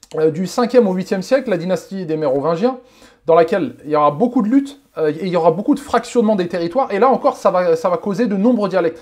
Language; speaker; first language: French; native; French